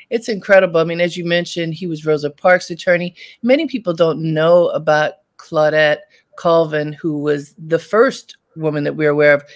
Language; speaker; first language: English; native; English